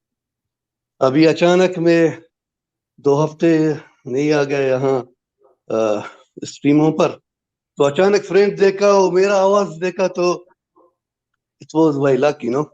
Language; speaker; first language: Hindi; non-native, fluent; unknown